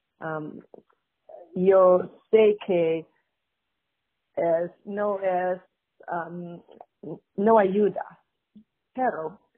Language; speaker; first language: Spanish; non-native, learner; English